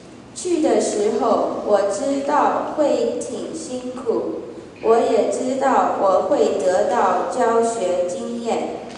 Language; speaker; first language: Chinese; early bilingual, heritage; Chinese